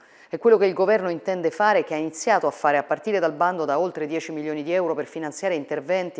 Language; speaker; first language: Italian; native; Italian